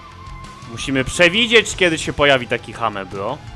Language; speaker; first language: Polish; native; Polish